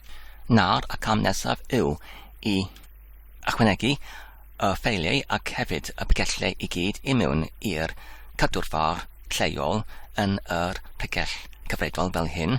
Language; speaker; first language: Welsh; non-native, learner; English